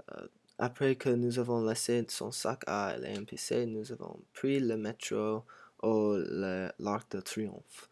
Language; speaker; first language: French; non-native, learner; English